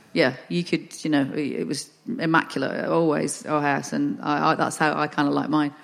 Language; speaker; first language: English; native; English